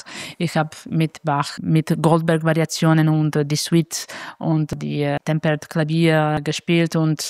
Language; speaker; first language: German; non-native, fluent; Italian